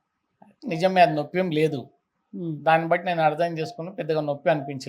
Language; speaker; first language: Telugu; native; Telugu